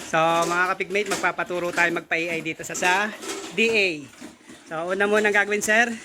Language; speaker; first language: Filipino; native; Filipino